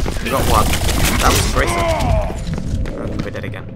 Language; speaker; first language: English; native; English